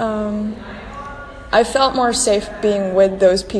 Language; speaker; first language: English; non-native, local second language; Filipino